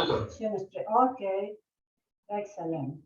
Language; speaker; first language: English; non-native, learner; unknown